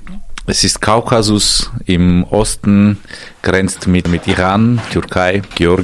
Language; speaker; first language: German; non-native, fluent; Armenian